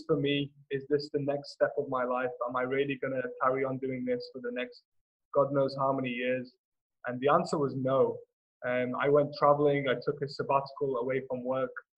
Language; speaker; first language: English; native; English